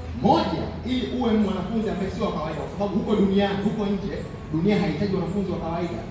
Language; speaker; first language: Swahili; native; Swahili